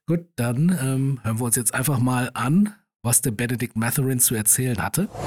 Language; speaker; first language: German; native; German